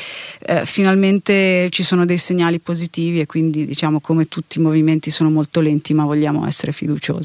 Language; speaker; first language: Italian; native; Italian